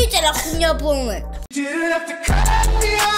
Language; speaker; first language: Russian; native; Russian